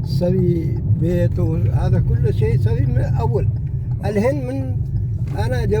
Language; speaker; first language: Arabic; non-native, learner; Hindi